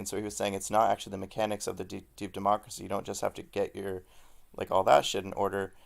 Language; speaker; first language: English; native; English